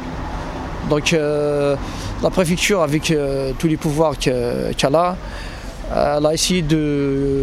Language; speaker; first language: French; non-native, local second language; Arabic